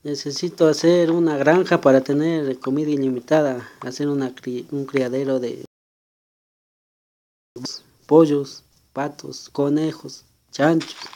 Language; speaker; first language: Spanish; native; Spanish